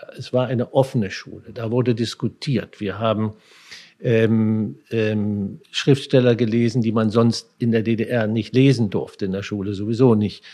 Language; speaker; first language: German; native; German